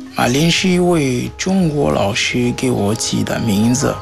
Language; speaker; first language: Chinese; non-native, fluent; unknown